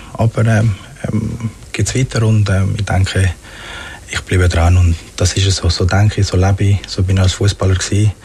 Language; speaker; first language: German; non-native, fluent; Spanish